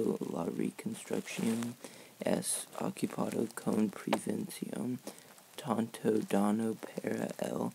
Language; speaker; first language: Spanish; non-native, learner; English